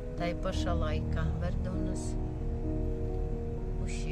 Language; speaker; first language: Latvian; non-native, local second language; Russian